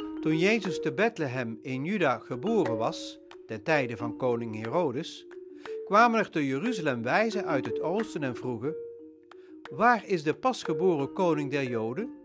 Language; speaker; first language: Dutch; native; Dutch